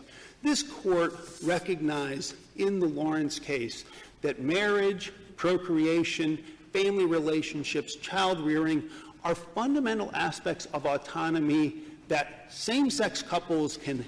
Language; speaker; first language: English; native; English